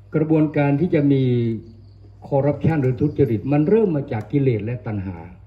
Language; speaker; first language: Thai; non-native, local second language; Northern Khmer